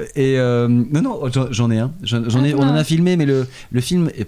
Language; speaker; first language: French; native; French